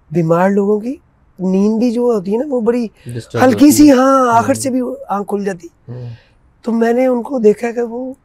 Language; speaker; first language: Urdu; non-native, local second language; Punjabi